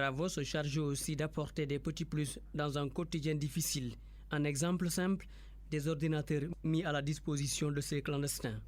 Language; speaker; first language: French; native; French